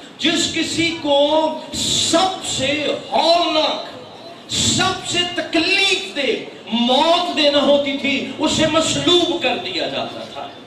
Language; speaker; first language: Urdu; non-native, local second language; Punjabi